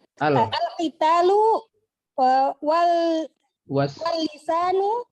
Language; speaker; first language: Arabic; non-native, learner; Indonesian